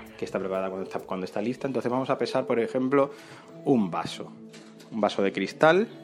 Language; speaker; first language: Spanish; native; Spanish